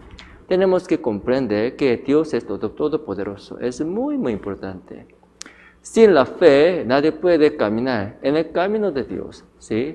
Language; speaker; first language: Spanish; non-native, learner; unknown